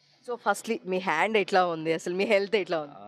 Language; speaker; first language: Telugu; native; Telugu